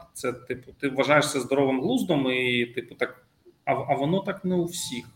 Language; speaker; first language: Ukrainian; non-native, local second language; Russian